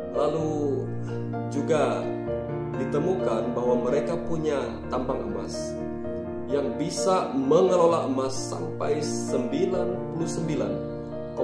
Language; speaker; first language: Indonesian; native; Indonesian